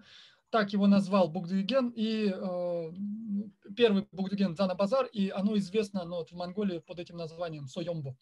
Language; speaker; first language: Russian; native; Russian